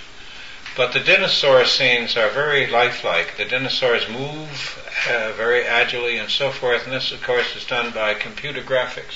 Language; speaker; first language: English; native; English